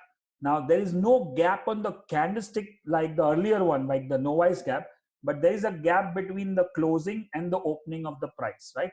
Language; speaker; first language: English; non-native, local second language; Hindi